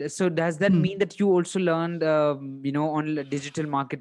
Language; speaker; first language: English; non-native, local second language; Hindi